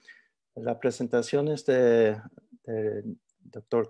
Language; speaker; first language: Spanish; early bilingual, heritage; Spanish